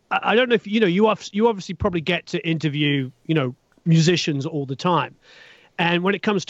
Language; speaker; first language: English; native; English